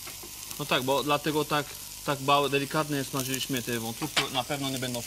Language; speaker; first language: Polish; non-native, fluent; French